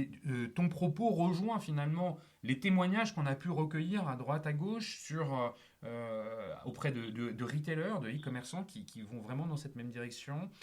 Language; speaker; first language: French; native; French